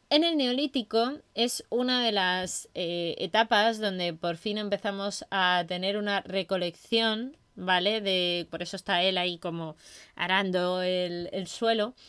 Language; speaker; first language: Spanish; native; Spanish